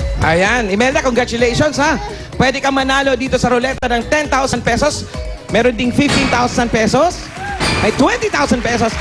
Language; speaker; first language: Filipino; native; Filipino